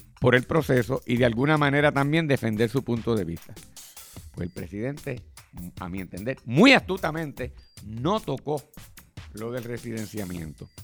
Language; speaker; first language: Spanish; native; Spanish